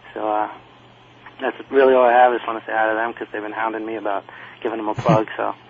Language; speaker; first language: English; native; English